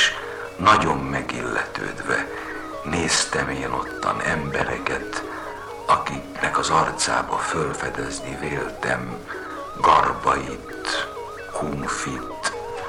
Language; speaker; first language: Hungarian; native; Hungarian